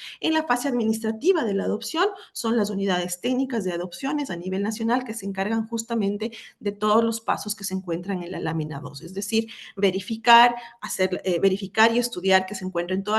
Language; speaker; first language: Spanish; native; Spanish